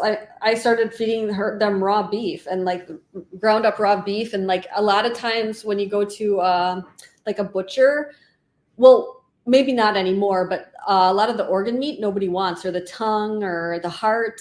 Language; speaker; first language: English; native; English